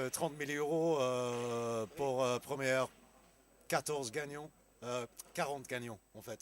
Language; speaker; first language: French; non-native, learner; English